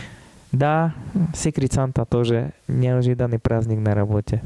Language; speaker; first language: Russian; non-native, fluent; Slovak